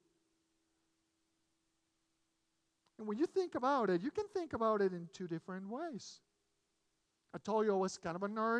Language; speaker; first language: English; non-native, fluent; Spanish